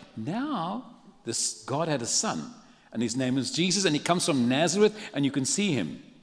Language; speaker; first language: English; native; English